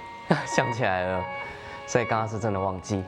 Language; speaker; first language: Chinese; native; Chinese